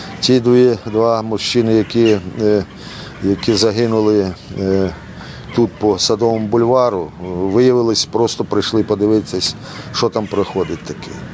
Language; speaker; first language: Ukrainian; native; Ukrainian